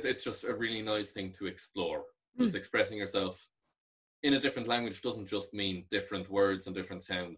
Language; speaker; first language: English; non-native, local second language; Irish